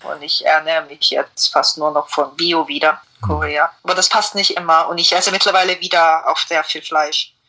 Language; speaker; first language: German; non-native, fluent; Korean